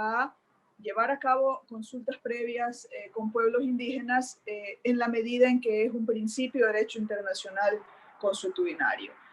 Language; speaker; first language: Spanish; native; Spanish